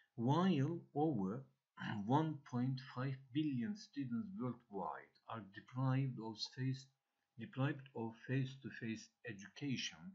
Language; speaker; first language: English; non-native, fluent; Turkish